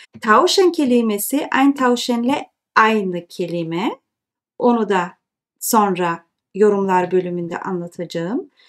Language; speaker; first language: Turkish; early bilingual, heritage; Turkish